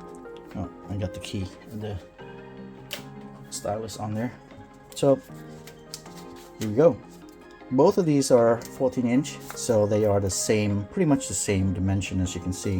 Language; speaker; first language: English; native; English